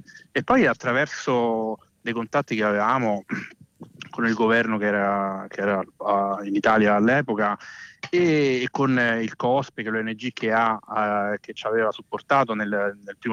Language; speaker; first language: Italian; native; Italian